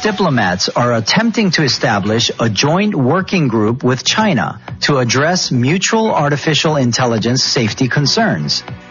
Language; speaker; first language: English; non-native, fluent; Korean